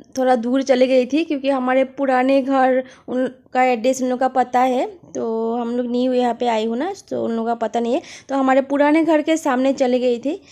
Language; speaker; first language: Hindi; non-native, local second language; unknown